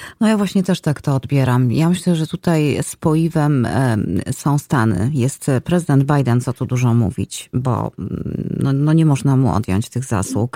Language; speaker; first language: Polish; native; Polish